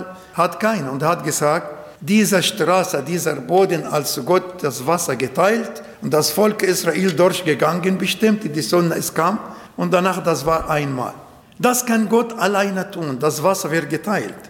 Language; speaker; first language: German; non-native, fluent; Arabic